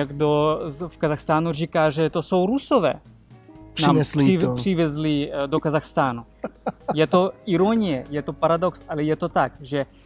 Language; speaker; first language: Czech; non-native, fluent; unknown